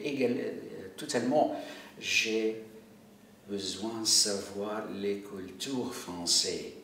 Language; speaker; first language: French; non-native, learner; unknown